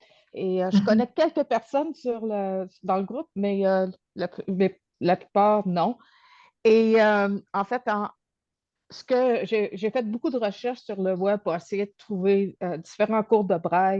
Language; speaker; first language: French; non-native, local second language; English